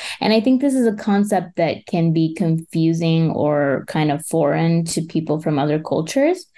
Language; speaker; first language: English; native; English